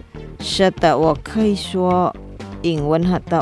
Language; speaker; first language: Chinese; non-native, fluent; Indonesian